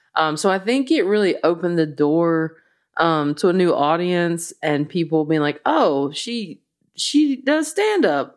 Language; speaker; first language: English; native; English